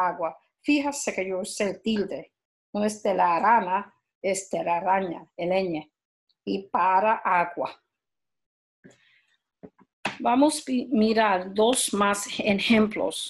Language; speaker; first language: Spanish; early bilingual, heritage; Spanish